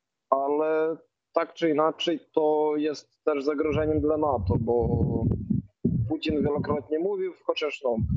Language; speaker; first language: Polish; non-native, fluent; Ukrainian